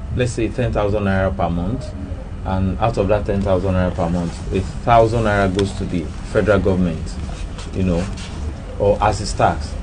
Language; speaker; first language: English; non-native, local second language; Yoruba